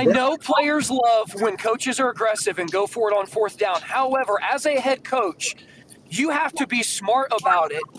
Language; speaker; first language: English; native; English